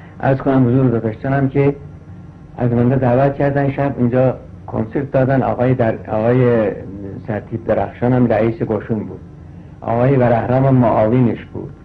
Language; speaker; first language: Persian; non-native, local second language; Azerbaijani